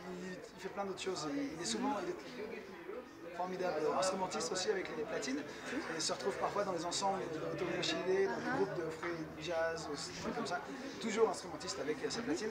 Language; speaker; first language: French; native; French